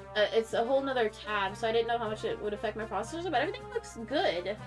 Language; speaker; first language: English; native; English